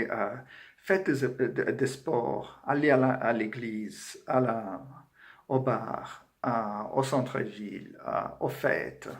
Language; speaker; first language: French; non-native, fluent; Portuguese